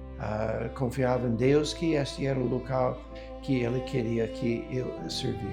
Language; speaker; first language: Portuguese; non-native, fluent; English